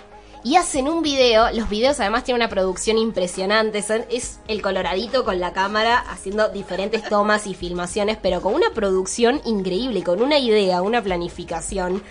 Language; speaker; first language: Spanish; native; Spanish